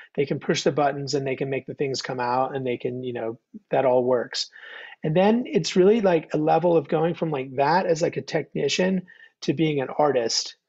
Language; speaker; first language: English; native; English